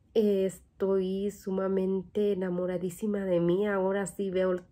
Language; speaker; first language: Spanish; native; Spanish